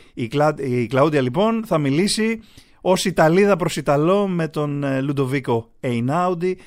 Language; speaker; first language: Greek; native; Greek